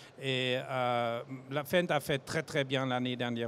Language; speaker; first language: French; non-native, fluent; German